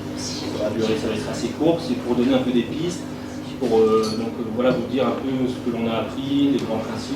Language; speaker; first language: French; native; French